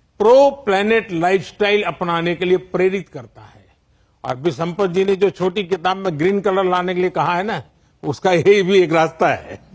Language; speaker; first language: Hindi; non-native, local second language; Gujarati